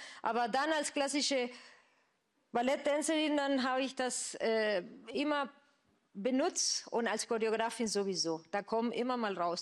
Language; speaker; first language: German; non-native, fluent; Spanish